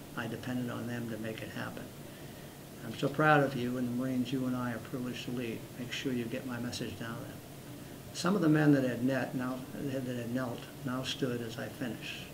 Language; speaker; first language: English; native; English